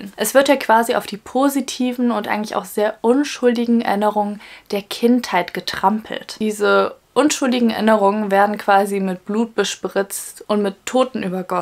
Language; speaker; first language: German; native; German